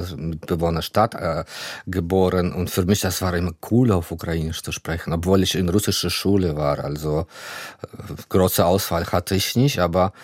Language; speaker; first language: German; non-native, fluent; Ukrainian